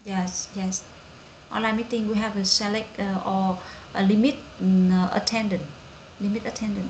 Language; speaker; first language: English; non-native, learner; Vietnamese